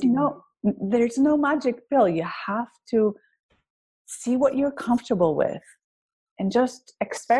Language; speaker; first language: English; non-native, fluent; Greek